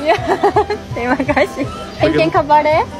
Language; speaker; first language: Indonesian; non-native, learner; Japanese